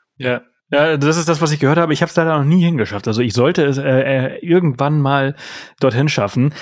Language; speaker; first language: German; early bilingual, heritage; German